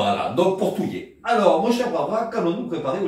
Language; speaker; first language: French; native; French